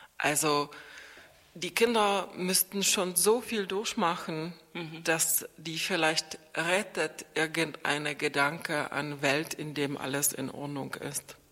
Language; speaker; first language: German; non-native, fluent; Czech